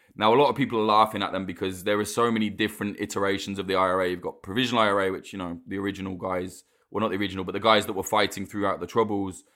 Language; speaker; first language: English; native; English